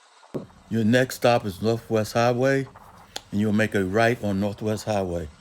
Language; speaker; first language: English; native; English